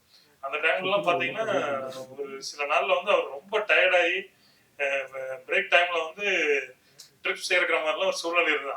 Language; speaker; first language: Tamil; native; Tamil